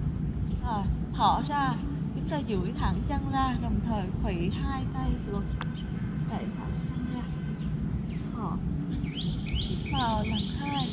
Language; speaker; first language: Vietnamese; native; Vietnamese